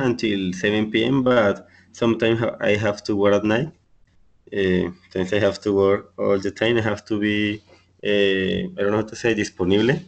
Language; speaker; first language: English; non-native, learner; Spanish